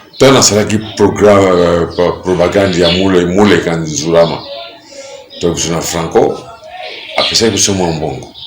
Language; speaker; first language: Lingala; native; Lingala